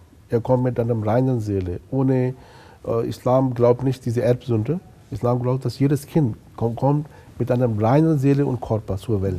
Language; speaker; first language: German; non-native, fluent; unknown